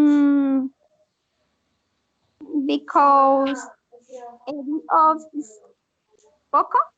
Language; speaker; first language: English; non-native, learner; Spanish